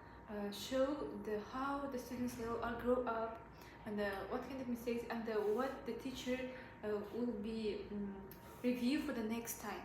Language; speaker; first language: English; non-native, learner; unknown